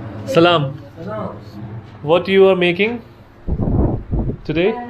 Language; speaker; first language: English; non-native, local second language; Hindi